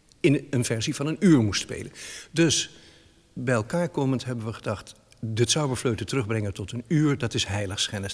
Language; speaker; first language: Dutch; native; Dutch